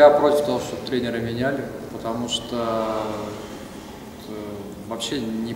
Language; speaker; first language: Russian; native; Russian